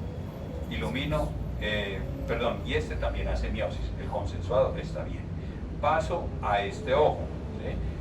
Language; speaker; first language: Spanish; native; Spanish